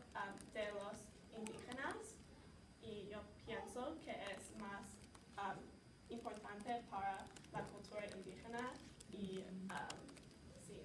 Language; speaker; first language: Spanish; non-native, learner; English